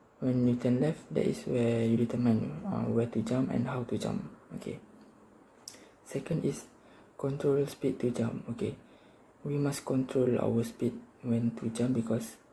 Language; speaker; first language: English; non-native, learner; Malay